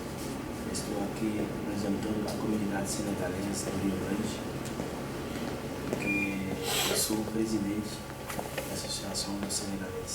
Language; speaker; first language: Portuguese; non-native, fluent; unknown